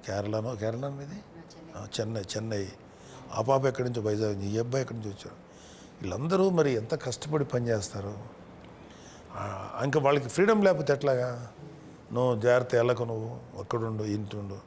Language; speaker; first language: Telugu; native; Telugu